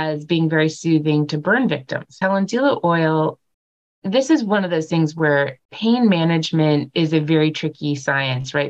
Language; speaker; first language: English; native; English